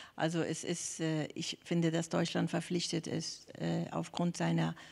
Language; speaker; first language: German; non-native, fluent; Persian